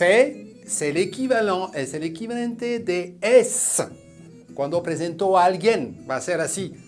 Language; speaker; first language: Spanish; non-native, fluent; French